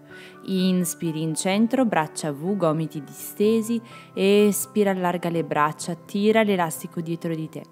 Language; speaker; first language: Italian; native; Italian